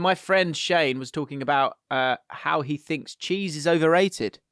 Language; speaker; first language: English; native; English